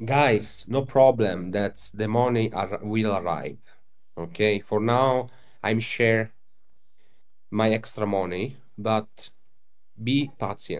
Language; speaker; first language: English; non-native, learner; Italian